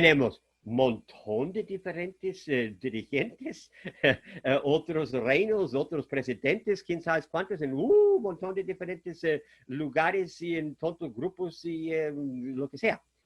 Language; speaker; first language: Spanish; non-native, fluent; German